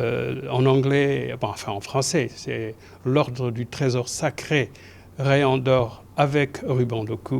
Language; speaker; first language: French; non-native, local second language; Serer